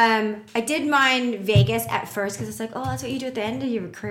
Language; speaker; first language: English; native; English